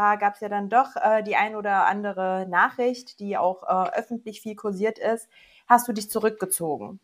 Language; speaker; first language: German; native; German